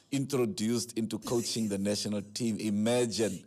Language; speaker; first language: English; non-native, local second language; Afrikaans